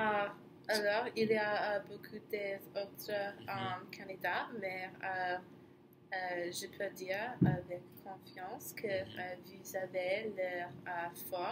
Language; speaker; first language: French; non-native, learner; English